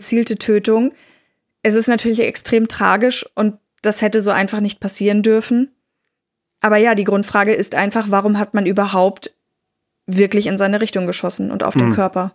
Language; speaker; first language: German; native; German